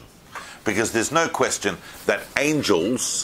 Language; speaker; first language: English; native; English